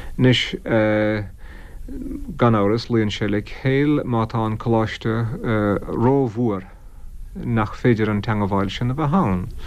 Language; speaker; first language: Irish; non-native, local second language; English